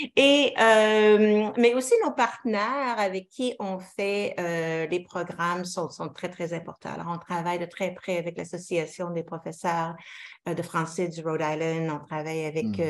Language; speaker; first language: French; native; French